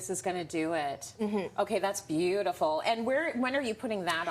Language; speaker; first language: English; native; English